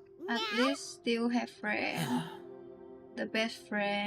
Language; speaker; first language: English; non-native, learner; Vietnamese